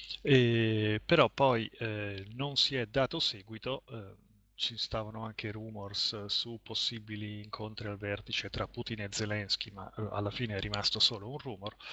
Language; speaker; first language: Italian; native; Italian